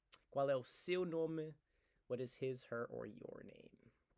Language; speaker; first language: Portuguese; native; Portuguese